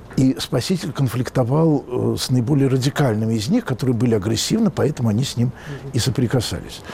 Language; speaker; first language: Russian; native; Russian